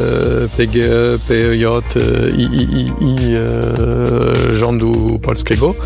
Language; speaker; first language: Polish; non-native, fluent; French